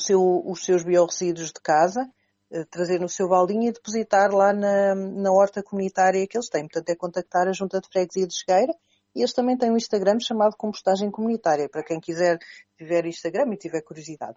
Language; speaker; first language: Portuguese; native; Portuguese